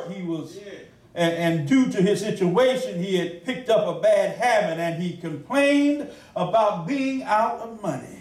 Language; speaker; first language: English; native; English